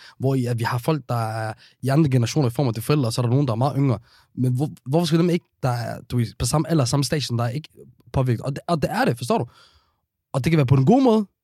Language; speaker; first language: Danish; early bilingual, other home language; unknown